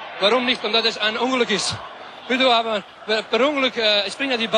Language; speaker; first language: German; non-native, learner; Dutch